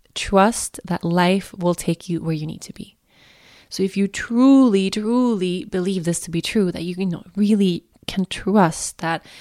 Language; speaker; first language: English; non-native, fluent; Swedish